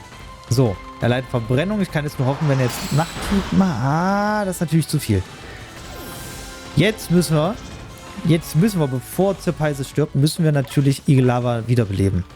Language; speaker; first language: German; native; German